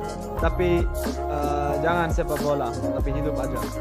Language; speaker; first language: Indonesian; non-native, learner; Dutch